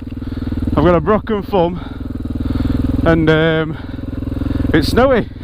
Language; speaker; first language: English; native; English